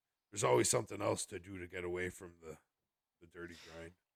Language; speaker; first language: English; native; English